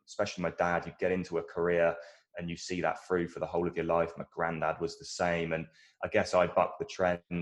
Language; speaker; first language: English; native; English